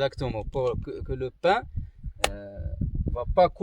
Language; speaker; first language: French; non-native, learner; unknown